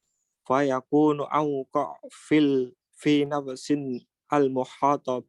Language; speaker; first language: Arabic; non-native, learner; Indonesian